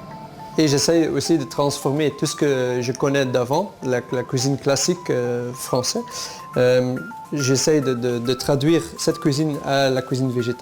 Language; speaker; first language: French; non-native, local second language; Dutch